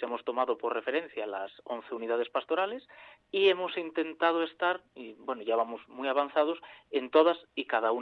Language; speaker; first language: Spanish; native; Spanish